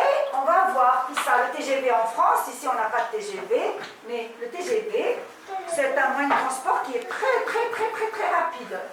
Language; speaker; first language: French; non-native, local second language; Arabic